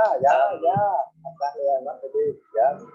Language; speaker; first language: English; non-native, learner; Vietnamese